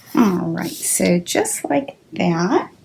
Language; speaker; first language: English; native; English